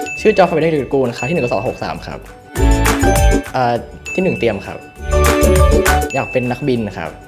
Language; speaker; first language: Thai; native; Thai